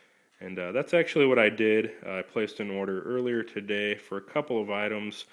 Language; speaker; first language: English; native; English